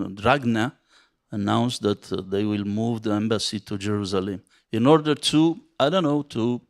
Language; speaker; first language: English; non-native, fluent; Romanian